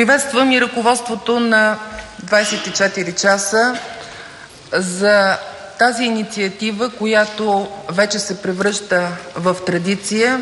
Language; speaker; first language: Bulgarian; native; Bulgarian